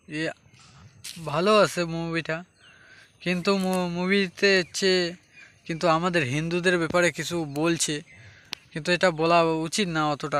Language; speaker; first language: Hindi; non-native, local second language; Bangla